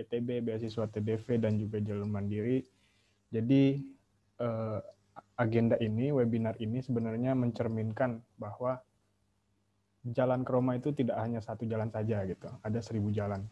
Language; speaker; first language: Indonesian; native; Indonesian